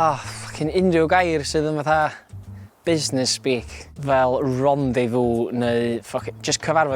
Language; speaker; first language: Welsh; native; Welsh